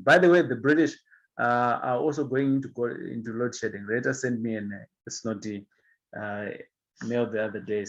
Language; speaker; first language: English; non-native, local second language; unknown